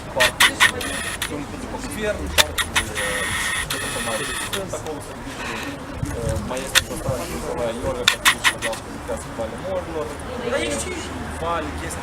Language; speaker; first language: Romanian; native; Romanian